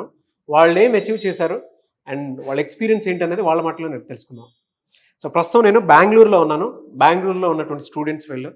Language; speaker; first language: Telugu; native; Telugu